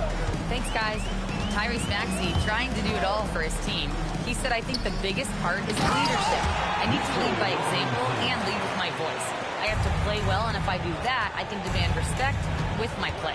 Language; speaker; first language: English; native; English